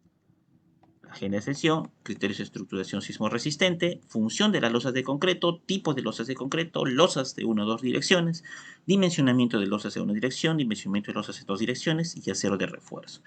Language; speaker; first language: Spanish; native; Spanish